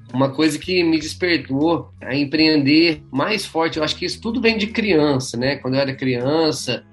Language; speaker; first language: Portuguese; native; Portuguese